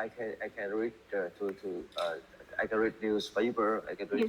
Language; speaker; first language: English; non-native, learner; Vietnamese